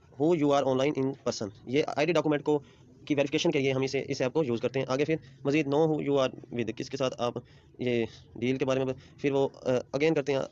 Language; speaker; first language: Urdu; non-native, local second language; Punjabi